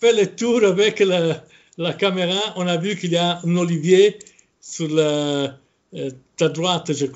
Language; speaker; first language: French; non-native, fluent; Italian